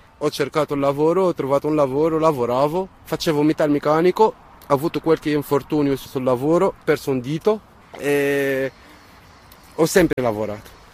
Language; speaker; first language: Italian; non-native, fluent; Arabic